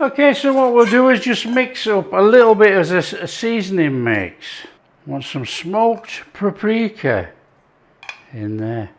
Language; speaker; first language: English; native; English